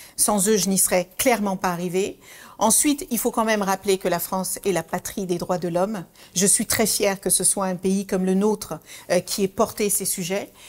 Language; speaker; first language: French; early bilingual, other home language; Kabuverdianu